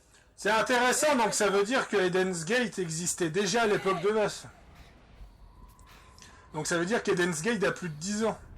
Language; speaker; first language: French; native; French